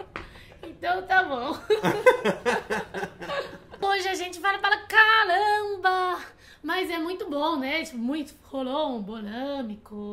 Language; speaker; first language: Portuguese; non-native, fluent; Chinese